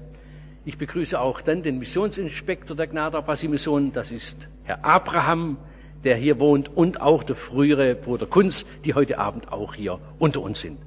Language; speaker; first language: German; native; German